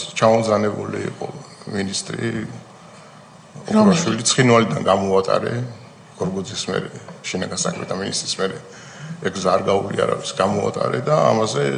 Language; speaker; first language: Georgian; native; Georgian